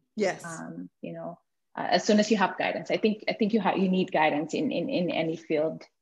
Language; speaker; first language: English; non-native, fluent; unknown